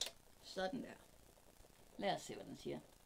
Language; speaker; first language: Danish; native; Danish